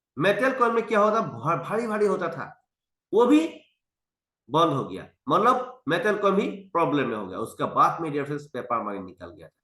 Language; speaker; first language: Hindi; non-native, local second language; Assamese